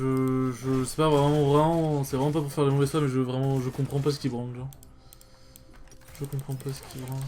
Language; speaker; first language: French; native; French